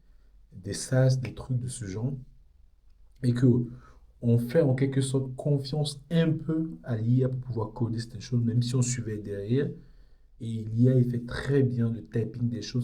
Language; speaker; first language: French; native; French